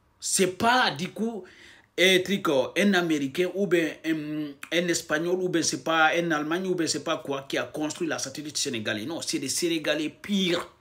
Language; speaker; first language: French; non-native, local second language; Fula